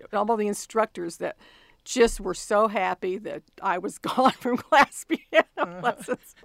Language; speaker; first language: English; native; English